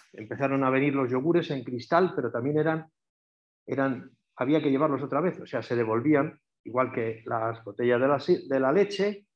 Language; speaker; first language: Spanish; native; Spanish